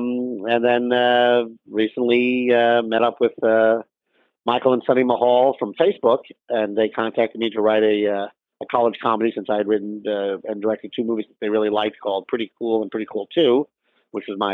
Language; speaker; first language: English; native; English